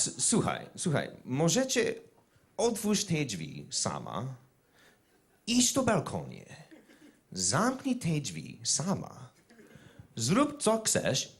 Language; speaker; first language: Polish; non-native, learner; English